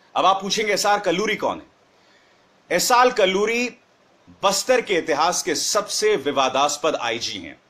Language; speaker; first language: Hindi; native; Hindi